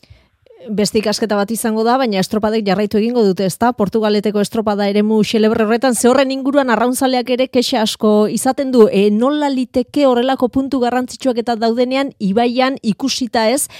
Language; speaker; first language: Basque; native; Basque